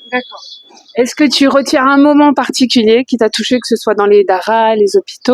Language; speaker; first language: French; native; French